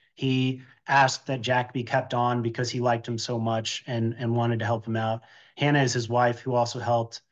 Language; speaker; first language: English; native; English